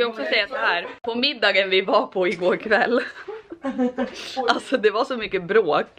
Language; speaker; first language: Swedish; native; Swedish